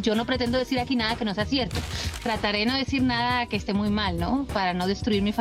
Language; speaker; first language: Spanish; native; Spanish